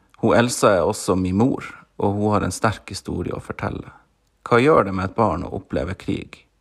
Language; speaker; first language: Norwegian; native; Norwegian